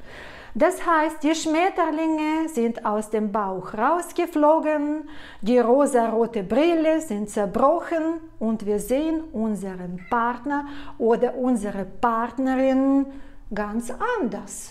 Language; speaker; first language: German; non-native, fluent; Russian